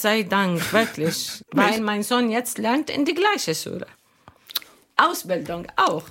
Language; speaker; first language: German; non-native, learner; Arabic